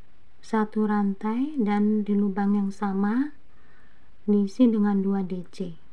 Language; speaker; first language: Indonesian; native; Indonesian